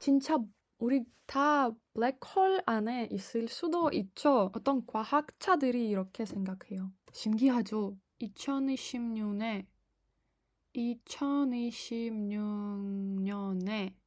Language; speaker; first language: Korean; non-native, fluent; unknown